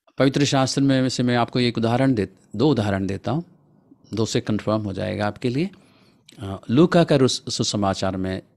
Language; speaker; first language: Hindi; non-native, local second language; Malayalam